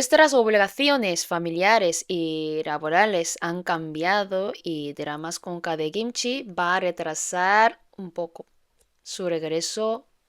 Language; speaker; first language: Spanish; non-native, fluent; Korean